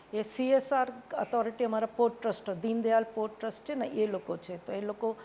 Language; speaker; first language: Gujarati; non-native, local second language; Tamil